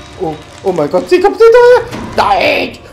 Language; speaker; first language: German; native; German